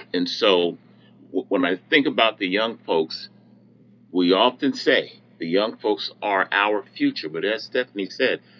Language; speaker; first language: English; native; English